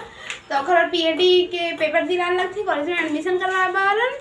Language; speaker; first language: Hindi; non-native, local second language; Chhattisgarhi